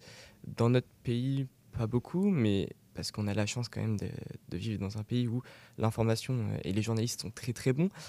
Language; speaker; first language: French; native; French